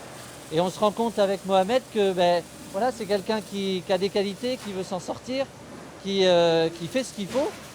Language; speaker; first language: French; native; French